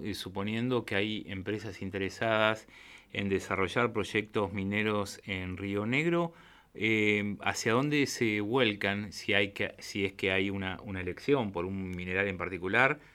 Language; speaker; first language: Spanish; native; Spanish